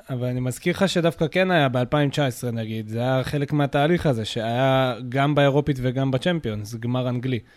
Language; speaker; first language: Hebrew; native; Hebrew